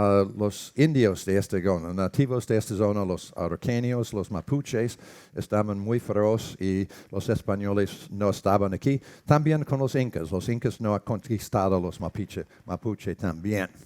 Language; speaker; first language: Spanish; non-native, learner; English